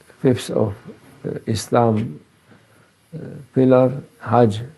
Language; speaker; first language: English; non-native, learner; Turkish